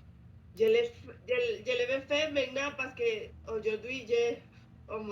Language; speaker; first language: French; non-native, learner; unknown